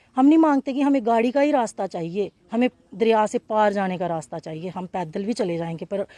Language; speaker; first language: Hindi; native; Hindi